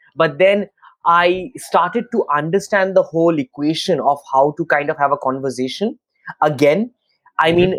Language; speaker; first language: English; non-native, local second language; Bangla